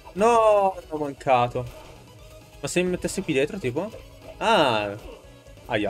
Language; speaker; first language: Italian; native; Italian